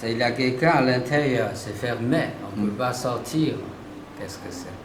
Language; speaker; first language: French; non-native, learner; Chinese